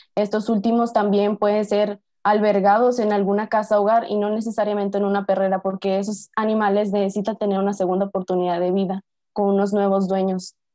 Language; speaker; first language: Spanish; native; Spanish